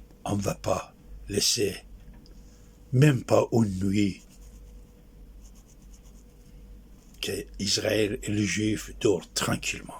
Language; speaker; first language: French; non-native, fluent; Persian